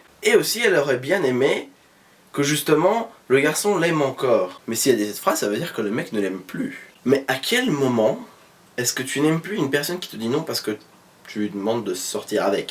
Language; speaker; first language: French; native; French